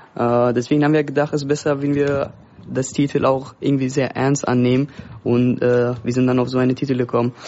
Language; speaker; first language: German; non-native, fluent; Persian